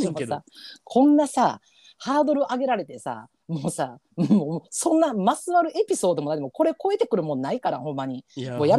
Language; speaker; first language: Japanese; native; Japanese